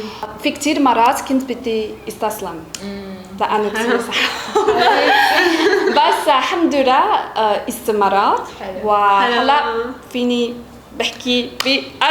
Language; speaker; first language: Arabic; non-native, fluent; Chinese